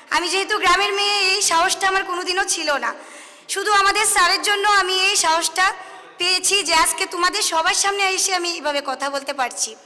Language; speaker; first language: Bangla; native; Bangla